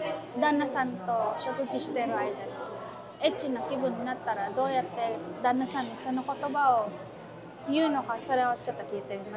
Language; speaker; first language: Japanese; non-native, fluent; Filipino